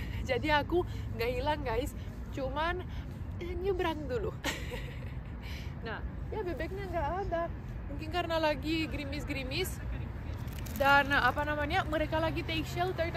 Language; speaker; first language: Indonesian; non-native, fluent; Romanian